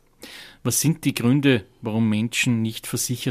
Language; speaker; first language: German; native; German